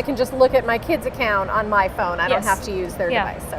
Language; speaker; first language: English; native; English